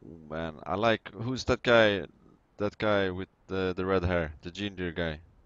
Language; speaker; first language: English; non-native, fluent; Swedish